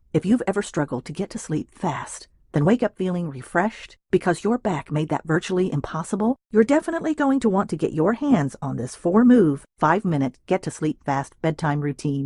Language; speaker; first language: English; native; English